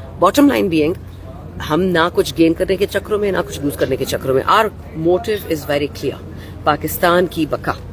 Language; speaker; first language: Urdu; non-native, local second language; Pashto